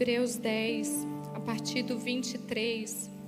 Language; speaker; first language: Portuguese; native; Portuguese